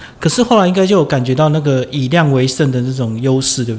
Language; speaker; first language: Chinese; native; Chinese